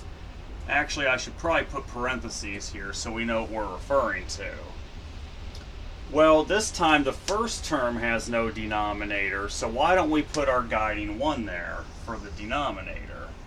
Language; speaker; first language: English; native; English